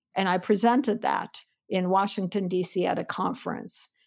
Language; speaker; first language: English; non-native, fluent; Armenian